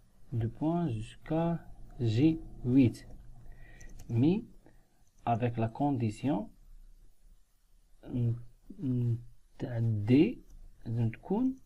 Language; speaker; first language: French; non-native, local second language; Arabic